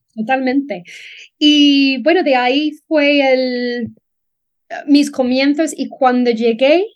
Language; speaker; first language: Spanish; non-native, fluent; English